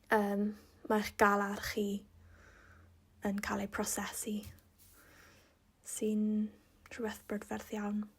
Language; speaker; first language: Welsh; non-native, local second language; English